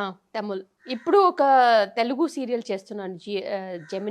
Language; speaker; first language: Telugu; non-native, learner; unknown